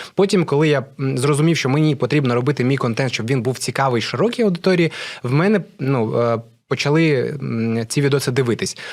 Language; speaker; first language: Ukrainian; non-native, local second language; Russian